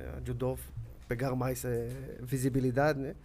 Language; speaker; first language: Portuguese; non-native, learner; Hebrew